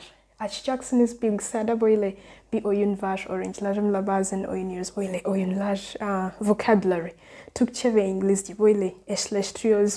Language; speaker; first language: Turkish; non-native, learner; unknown